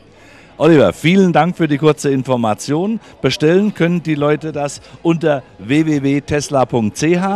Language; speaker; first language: German; native; German